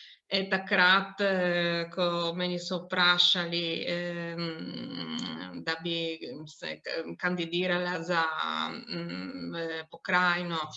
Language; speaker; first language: Slovenian; non-native, local second language; Italian